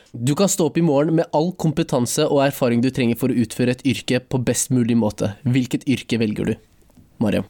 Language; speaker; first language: Norwegian; early bilingual, other home language; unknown